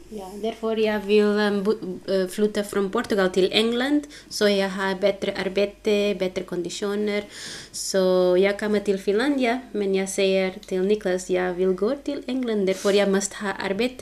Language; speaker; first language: Swedish; non-native, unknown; Portuguese